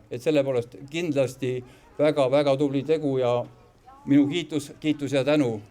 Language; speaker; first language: Estonian; native; Estonian